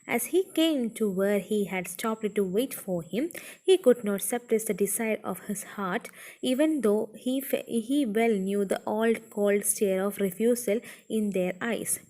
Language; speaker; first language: English; non-native, local second language; Malayalam